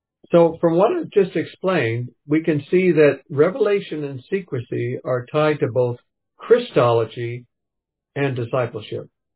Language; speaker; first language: English; native; English